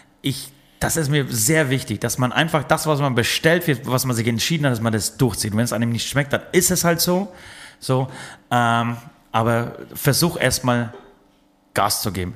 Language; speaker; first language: German; early bilingual, other home language; Polish